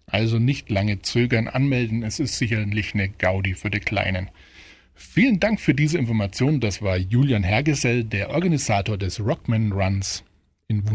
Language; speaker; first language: German; native; German